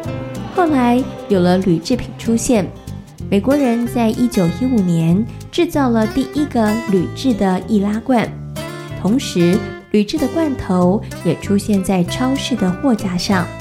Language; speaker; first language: Chinese; native; Chinese